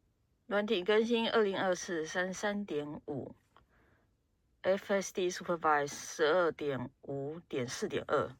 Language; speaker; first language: Chinese; native; Chinese